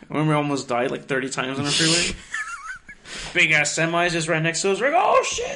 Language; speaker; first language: English; early bilingual, other home language; Spanish